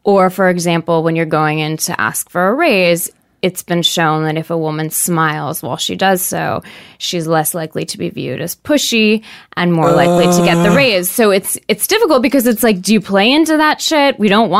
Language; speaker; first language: English; native; English